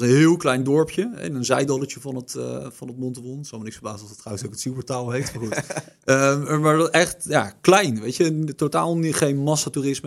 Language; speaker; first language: Dutch; native; Dutch